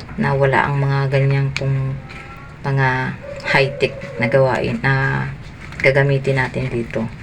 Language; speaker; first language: Filipino; non-native, local second language; Hiligaynon